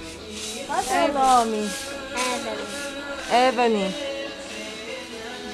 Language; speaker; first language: Portuguese; non-native, learner; Korean